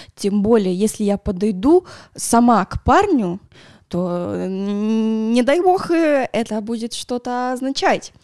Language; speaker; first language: Russian; non-native, fluent; Spanish